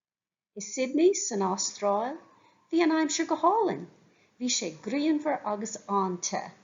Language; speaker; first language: Irish; non-native, fluent; English